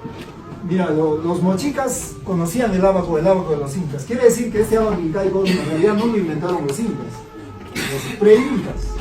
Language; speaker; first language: Spanish; native; Spanish